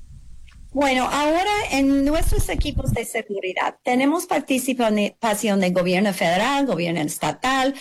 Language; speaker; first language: Spanish; early bilingual, heritage; English